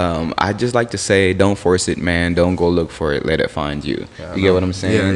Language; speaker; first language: English; native; English